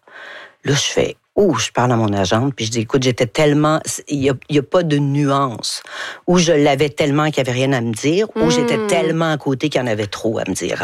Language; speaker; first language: French; native; French